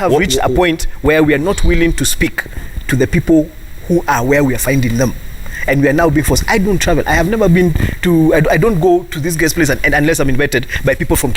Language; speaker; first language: English; non-native, local second language; Kikuyu